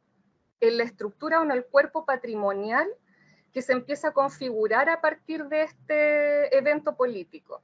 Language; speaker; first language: Spanish; native; Spanish